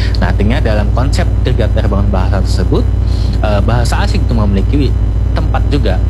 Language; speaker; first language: Indonesian; non-native, local second language; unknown